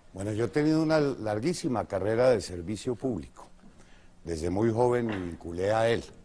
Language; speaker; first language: Spanish; native; Spanish